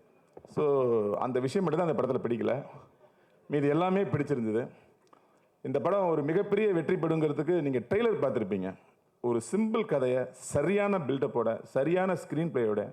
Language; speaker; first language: Tamil; native; Tamil